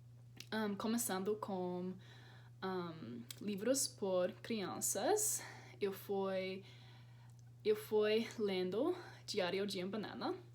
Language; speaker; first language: Portuguese; non-native, learner; English